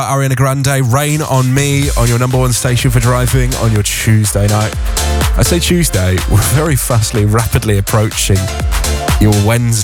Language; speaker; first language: English; native; English